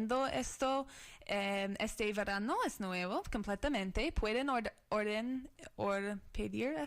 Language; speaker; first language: Spanish; non-native, learner; English